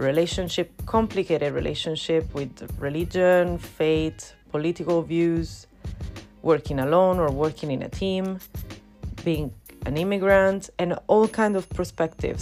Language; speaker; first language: English; non-native, fluent; Italian